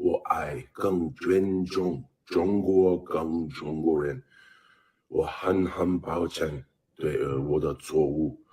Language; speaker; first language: Chinese; non-native, learner; English